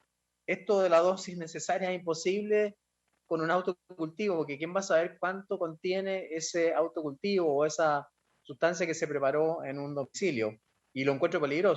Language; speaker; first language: Spanish; native; Spanish